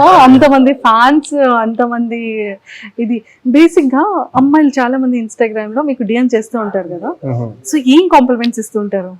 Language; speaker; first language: Telugu; native; Telugu